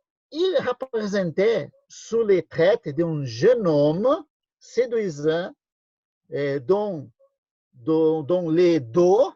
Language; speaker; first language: French; non-native, learner; Portuguese